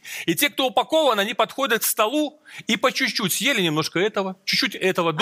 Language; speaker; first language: Russian; native; Russian